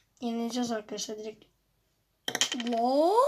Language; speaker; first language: Turkish; native; Turkish